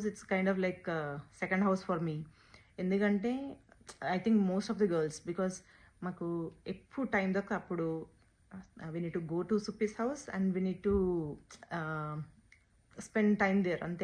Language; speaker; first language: Telugu; native; Telugu